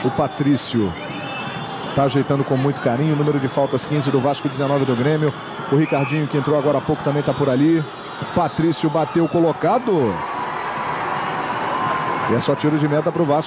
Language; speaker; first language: Portuguese; native; Portuguese